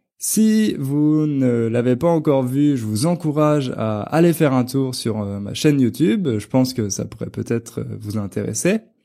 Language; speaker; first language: French; native; French